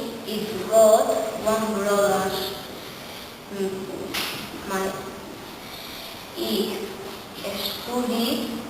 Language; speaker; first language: English; non-native, learner; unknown